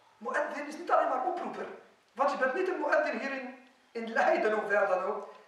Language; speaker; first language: Dutch; non-native, fluent; Arabic